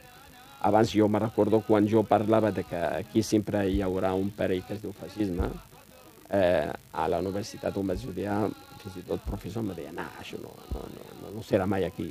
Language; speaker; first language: Catalan; non-native, fluent; Riffian